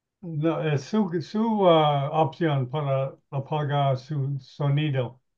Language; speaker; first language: Spanish; non-native, learner; English